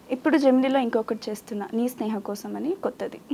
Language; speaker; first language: Telugu; non-native, local second language; Kannada